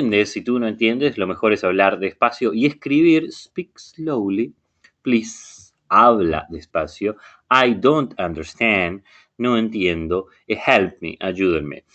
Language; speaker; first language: Spanish; non-native, fluent; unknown